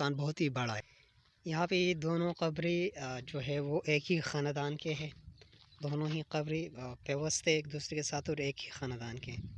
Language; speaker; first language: Urdu; non-native, local second language; Pashto